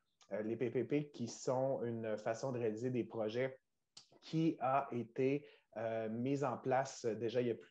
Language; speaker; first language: French; native; French